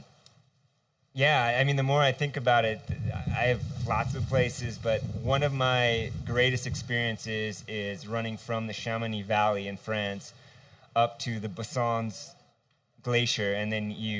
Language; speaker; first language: English; native; English